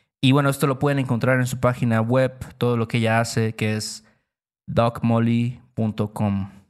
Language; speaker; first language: Spanish; native; Spanish